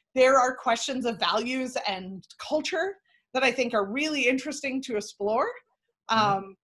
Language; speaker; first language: English; native; English